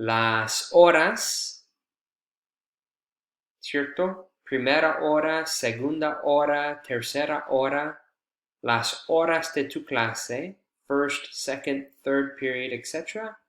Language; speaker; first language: Spanish; non-native, fluent; English